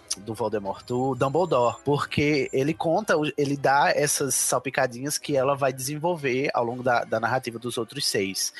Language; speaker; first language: Portuguese; native; Portuguese